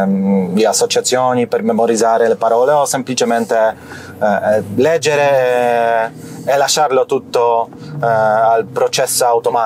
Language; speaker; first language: Italian; non-native, learner; Polish